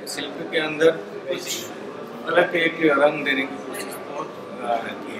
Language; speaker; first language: Hindi; non-native, local second language; Bangla